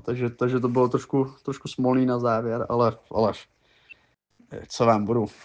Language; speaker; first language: Czech; native; Czech